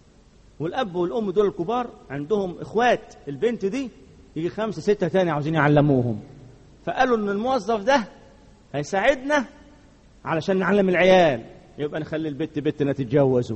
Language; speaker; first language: Arabic; native; Arabic